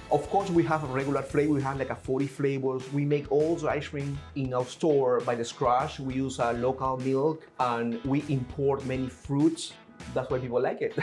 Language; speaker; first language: English; non-native, learner; Spanish